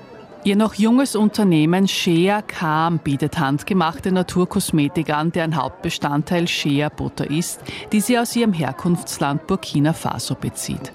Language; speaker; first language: German; native; German